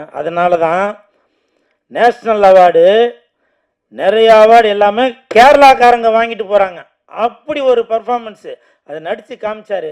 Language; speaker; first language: Tamil; native; Tamil